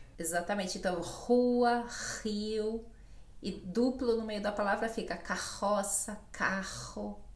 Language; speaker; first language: Portuguese; native; Portuguese